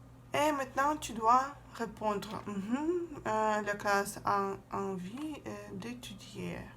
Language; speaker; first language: French; non-native, fluent; Russian